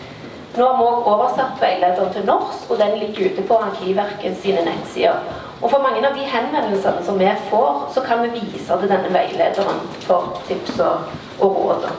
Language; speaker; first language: Norwegian; native; Norwegian